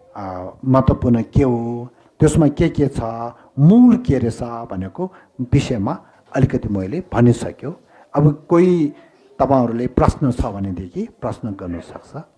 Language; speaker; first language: Nepali; non-native, local second language; Tibetan